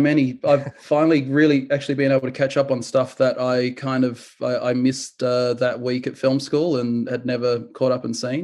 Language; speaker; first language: English; native; English